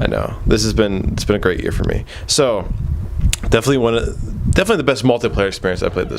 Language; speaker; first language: English; native; English